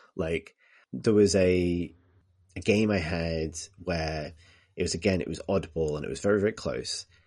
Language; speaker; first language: English; native; English